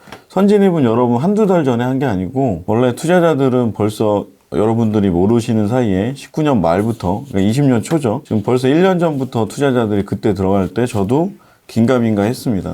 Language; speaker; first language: Korean; native; Korean